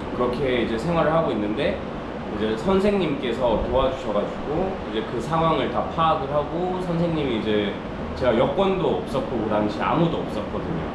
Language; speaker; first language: Korean; early bilingual, other home language; Urdu